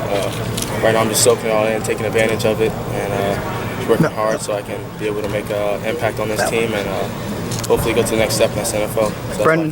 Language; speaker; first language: English; native; English